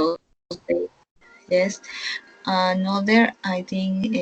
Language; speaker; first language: English; non-native, learner; Spanish